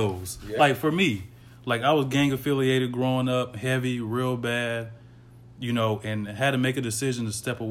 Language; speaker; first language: English; native; English